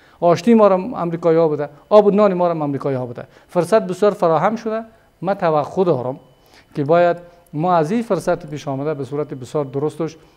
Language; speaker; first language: Persian; native; Persian